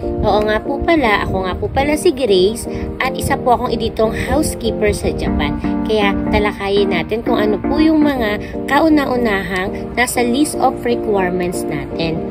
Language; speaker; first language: Filipino; native; Filipino